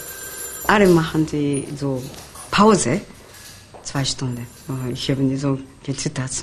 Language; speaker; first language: German; non-native, learner; Japanese